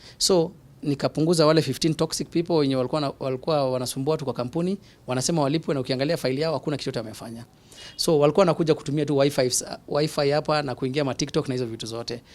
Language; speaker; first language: Swahili; non-native, local second language; Somali